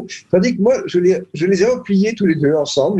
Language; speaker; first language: French; native; French